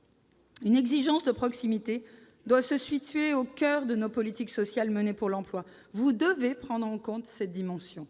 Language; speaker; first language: French; native; French